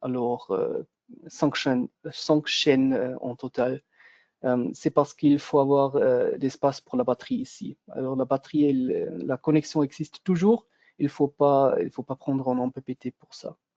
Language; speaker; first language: French; non-native, local second language; German